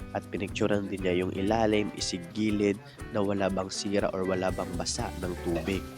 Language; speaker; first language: Filipino; non-native, local second language; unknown